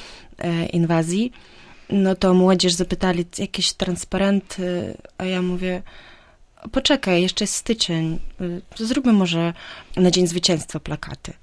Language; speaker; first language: Polish; non-native, fluent; Ukrainian